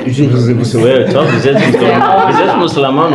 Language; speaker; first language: French; non-native, learner; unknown